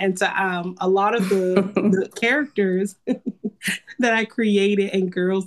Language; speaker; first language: English; native; English